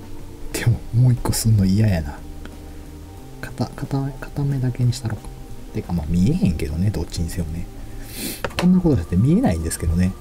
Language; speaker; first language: Japanese; native; Japanese